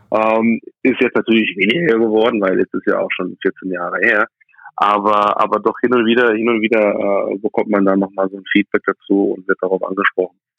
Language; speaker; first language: German; early bilingual, other home language; English